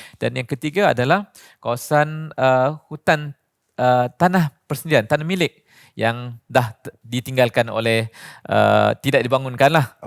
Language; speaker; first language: Malay; native; Malay